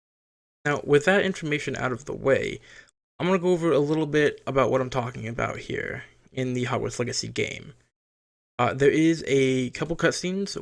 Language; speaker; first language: English; native; English